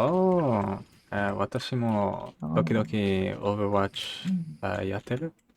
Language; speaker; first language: Japanese; non-native, learner; English